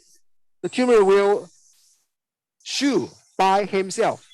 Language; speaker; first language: English; non-native, learner; Chinese